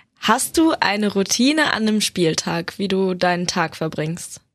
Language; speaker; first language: German; native; German